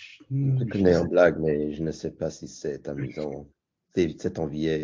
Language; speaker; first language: French; non-native, learner; English